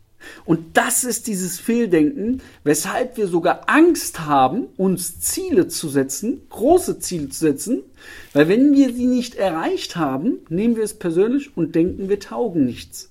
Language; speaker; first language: German; native; German